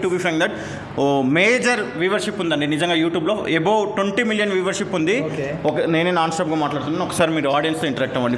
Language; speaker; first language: Telugu; native; Telugu